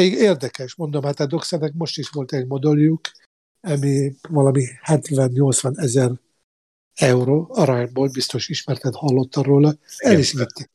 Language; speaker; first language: Hungarian; non-native, fluent; Arabic